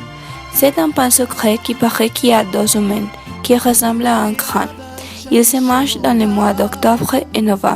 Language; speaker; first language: French; non-native, learner; Spanish